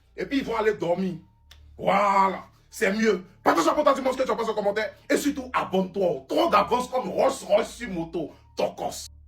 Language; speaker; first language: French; non-native, local second language; Lingala